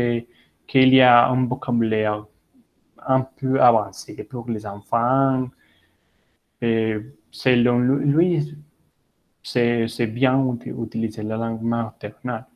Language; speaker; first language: French; non-native, learner; Spanish